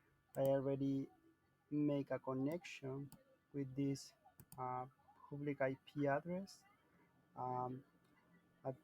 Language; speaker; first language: English; non-native, learner; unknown